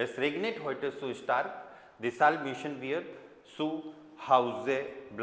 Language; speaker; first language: German; non-native, fluent; Hindi